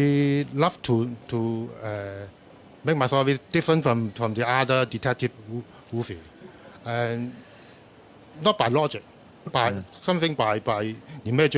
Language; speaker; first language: English; non-native, learner; Cantonese